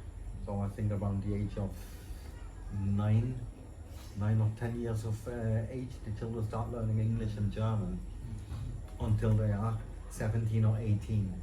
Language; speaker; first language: English; non-native, fluent; Dutch